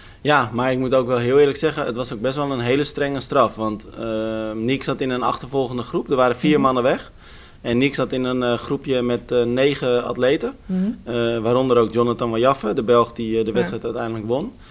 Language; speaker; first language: Dutch; native; Dutch